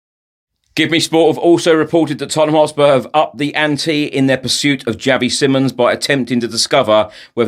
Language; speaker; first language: English; native; English